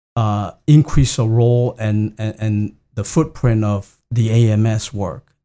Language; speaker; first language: English; non-native, fluent; Korean